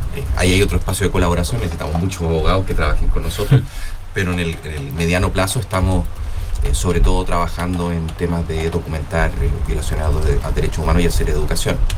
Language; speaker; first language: Spanish; native; Spanish